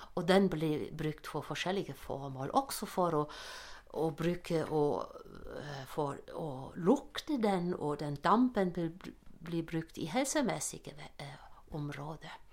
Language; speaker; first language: Norwegian; non-native, fluent; German